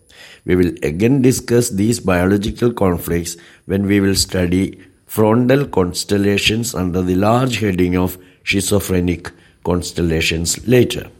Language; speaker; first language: English; non-native, local second language; Malayalam